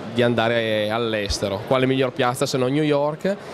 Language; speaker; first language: Italian; native; Italian